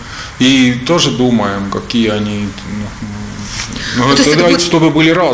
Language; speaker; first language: Russian; non-native, learner; Estonian